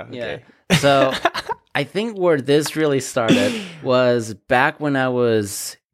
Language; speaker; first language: English; early bilingual, other home language; Spanish